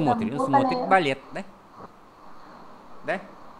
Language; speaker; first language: Russian; non-native, fluent; Vietnamese